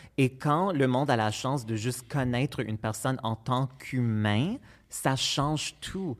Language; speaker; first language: French; non-native, local second language; English